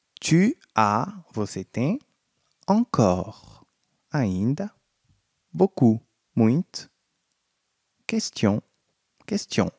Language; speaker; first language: Portuguese; non-native, fluent; French